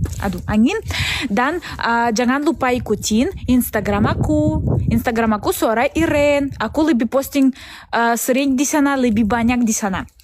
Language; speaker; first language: Indonesian; non-native, learner; Russian